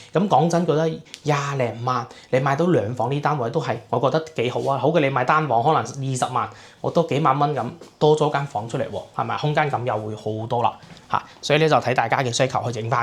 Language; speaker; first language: Cantonese; native; Cantonese